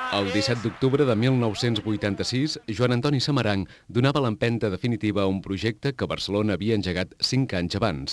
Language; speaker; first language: Catalan; native; Catalan